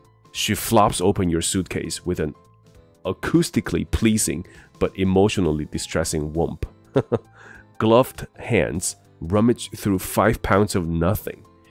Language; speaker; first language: English; non-native, fluent; Chinese